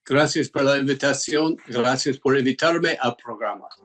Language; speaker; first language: Spanish; non-native, fluent; English